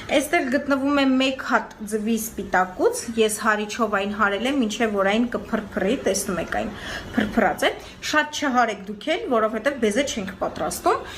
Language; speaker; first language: Armenian; native; Armenian